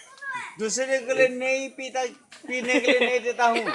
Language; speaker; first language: Hindi; non-native, local second language; Assamese